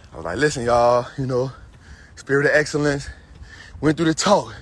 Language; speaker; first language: English; native; English